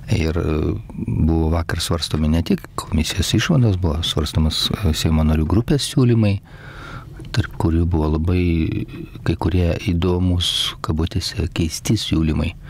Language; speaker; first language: Lithuanian; native; Lithuanian